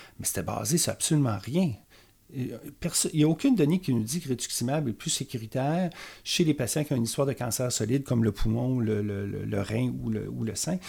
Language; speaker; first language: French; native; French